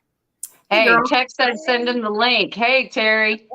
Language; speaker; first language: English; native; English